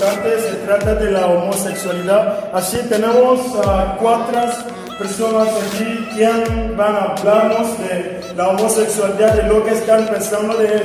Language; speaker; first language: Spanish; non-native, learner; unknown